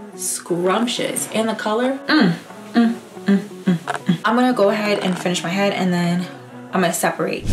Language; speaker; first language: English; native; English